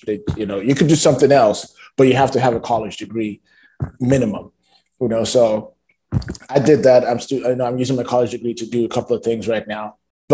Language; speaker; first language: English; non-native, local second language; Yoruba